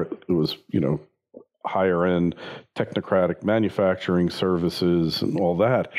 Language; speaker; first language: English; native; English